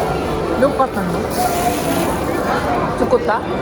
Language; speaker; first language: Japanese; non-native, learner; Filipino